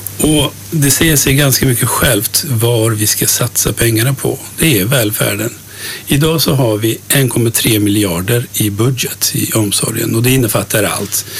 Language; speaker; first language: Swedish; early bilingual, other home language; Turkish